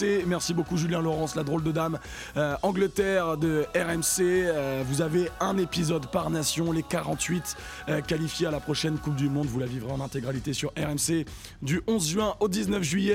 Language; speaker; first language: French; native; French